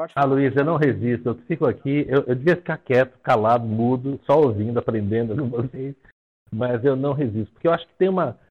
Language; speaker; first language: Portuguese; native; Portuguese